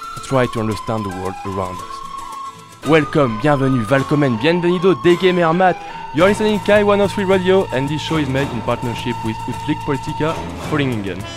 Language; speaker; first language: English; non-native, fluent; French